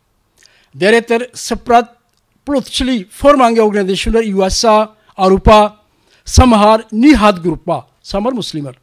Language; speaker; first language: Norwegian; non-native, learner; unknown